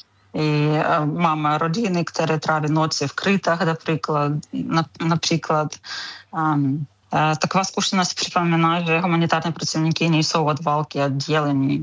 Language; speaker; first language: Czech; non-native, learner; Ukrainian